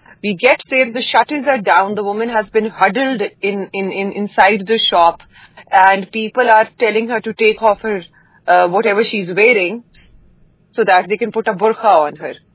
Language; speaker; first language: English; non-native, local second language; Urdu